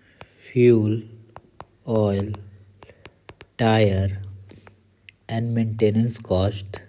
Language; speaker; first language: Hindi; native; Hindi